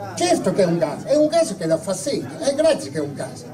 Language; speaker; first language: Italian; native; Italian